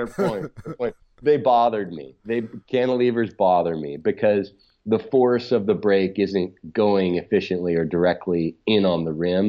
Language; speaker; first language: English; native; English